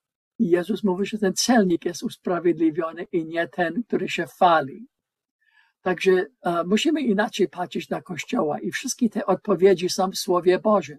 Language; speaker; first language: Polish; non-native, learner; English